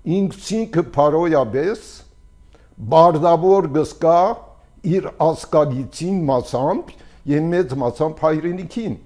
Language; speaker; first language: Armenian; early bilingual, heritage; Armenian